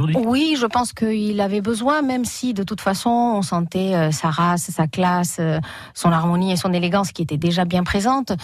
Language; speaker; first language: French; non-native, fluent; Spanish